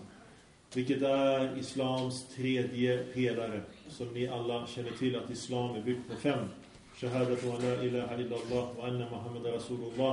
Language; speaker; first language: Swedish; early bilingual, other home language; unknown